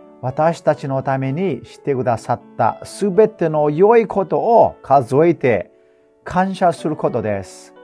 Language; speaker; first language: Japanese; non-native, fluent; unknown